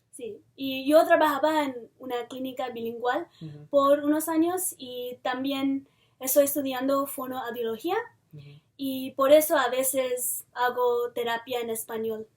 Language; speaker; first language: Spanish; non-native, fluent; English